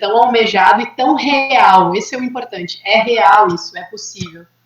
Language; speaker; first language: Portuguese; native; Portuguese